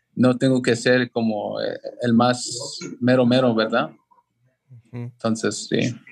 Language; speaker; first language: Spanish; early bilingual, heritage; Spanish